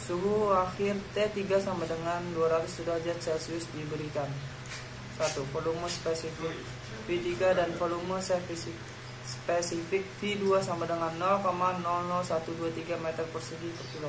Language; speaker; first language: Indonesian; native; Indonesian